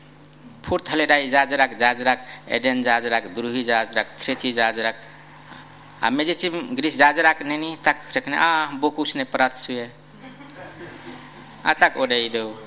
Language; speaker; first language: Czech; non-native, fluent; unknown